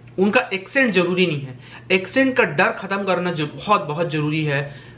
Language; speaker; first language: Hindi; native; Hindi